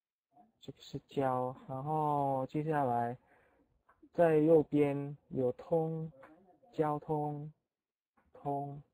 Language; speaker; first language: Chinese; non-native, fluent; Indonesian